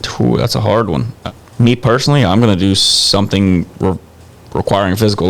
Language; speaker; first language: English; native; English